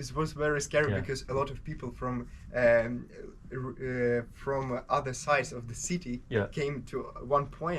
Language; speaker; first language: English; non-native, learner; Ukrainian